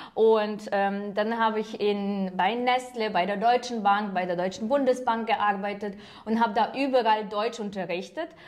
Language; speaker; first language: German; non-native, fluent; Ukrainian